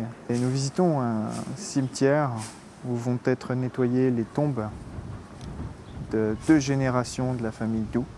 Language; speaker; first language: French; native; French